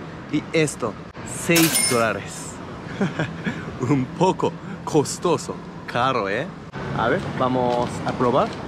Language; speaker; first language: Spanish; non-native, fluent; Japanese